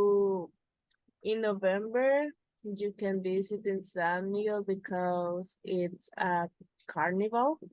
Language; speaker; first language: English; non-native, learner; Spanish